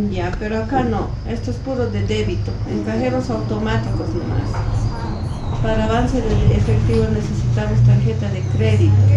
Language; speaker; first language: Spanish; native; Spanish